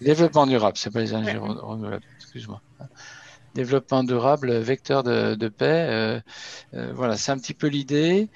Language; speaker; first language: French; native; French